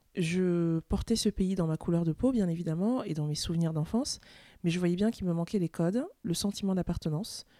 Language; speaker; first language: French; native; French